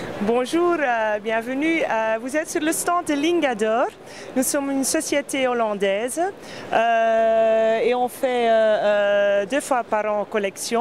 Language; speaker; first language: French; non-native, fluent; Dutch